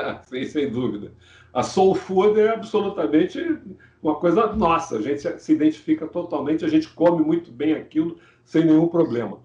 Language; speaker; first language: Portuguese; native; Portuguese